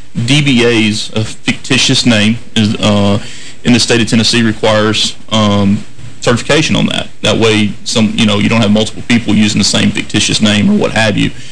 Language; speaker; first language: English; native; English